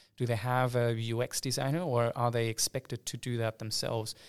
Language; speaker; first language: English; non-native, fluent; German